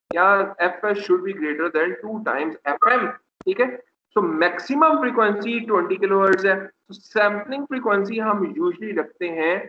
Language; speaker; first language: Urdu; non-native, local second language; Punjabi